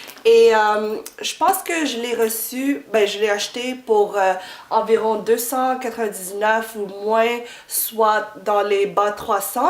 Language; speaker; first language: French; non-native, fluent; English